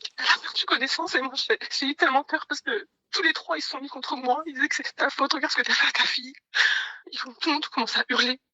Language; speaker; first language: French; native; French